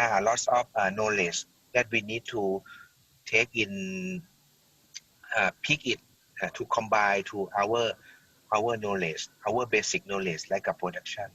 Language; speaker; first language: English; non-native, learner; Thai